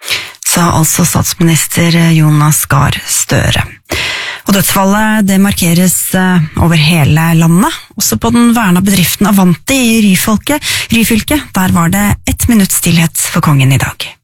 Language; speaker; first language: Norwegian; native; Norwegian